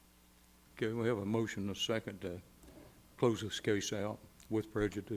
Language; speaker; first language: English; native; English